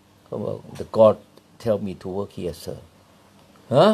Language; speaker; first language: English; non-native, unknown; Thai